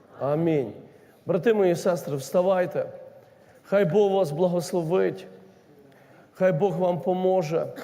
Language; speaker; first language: Ukrainian; native; Ukrainian